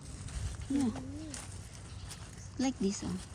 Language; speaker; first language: English; non-native, learner; Filipino